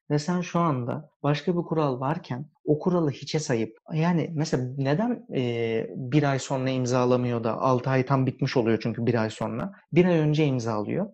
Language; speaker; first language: Turkish; early bilingual, heritage; Turkish